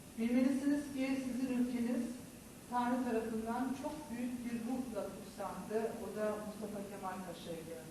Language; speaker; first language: Turkish; native; Turkish